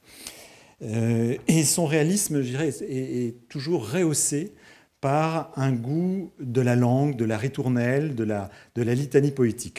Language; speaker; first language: French; native; French